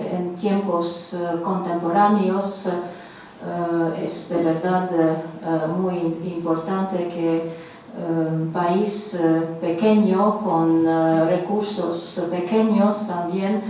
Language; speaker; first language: Spanish; non-native, fluent; Latvian